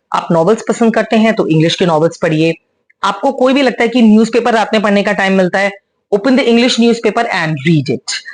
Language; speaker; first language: Hindi; native; Hindi